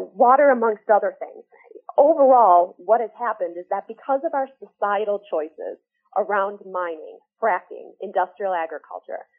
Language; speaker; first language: English; native; English